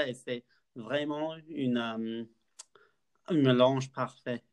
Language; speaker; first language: French; non-native, learner; English